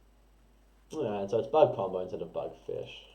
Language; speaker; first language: English; native; English